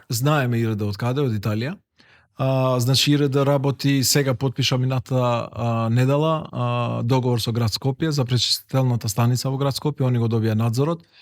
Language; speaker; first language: Macedonian; non-native, local second language; Albanian